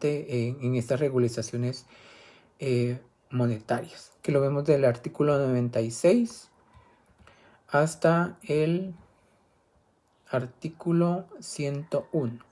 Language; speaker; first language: Spanish; native; Spanish